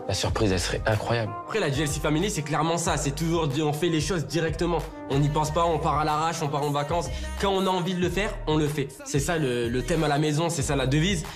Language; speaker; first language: French; early bilingual, other home language; Portuguese